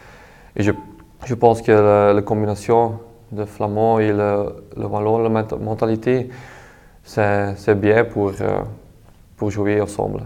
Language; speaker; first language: French; non-native, local second language; Dutch